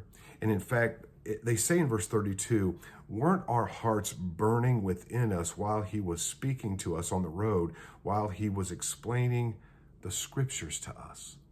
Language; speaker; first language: English; native; English